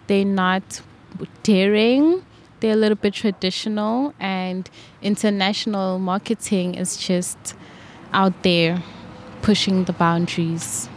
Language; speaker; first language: English; non-native, local second language; Venda